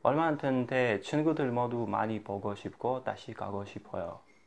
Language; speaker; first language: Korean; non-native, learner; Russian